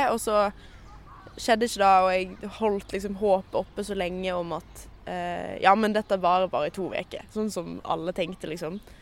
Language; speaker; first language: Norwegian; native; Norwegian